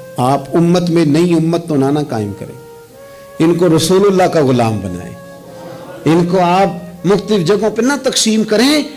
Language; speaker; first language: Urdu; non-native, local second language; Punjabi